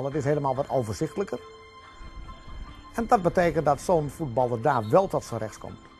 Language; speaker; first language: Dutch; native; Dutch